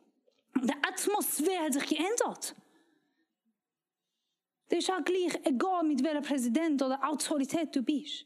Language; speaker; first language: German; non-native, learner; Persian